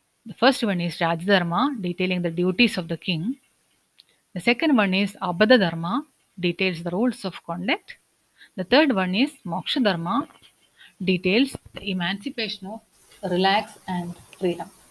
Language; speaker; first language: English; non-native, local second language; Malayalam